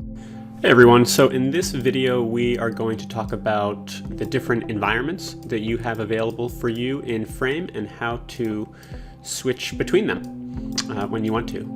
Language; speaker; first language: English; native; English